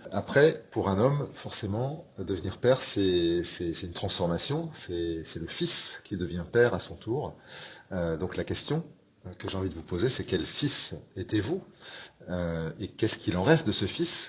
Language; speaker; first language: French; native; French